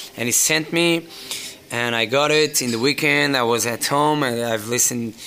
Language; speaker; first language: English; non-native, fluent; Portuguese